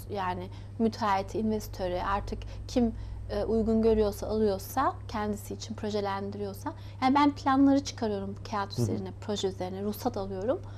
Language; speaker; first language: Turkish; early bilingual, heritage; Turkish